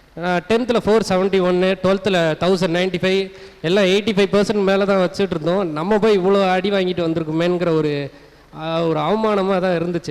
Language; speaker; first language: Tamil; native; Tamil